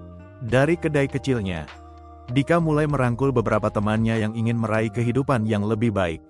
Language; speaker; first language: Indonesian; native; Indonesian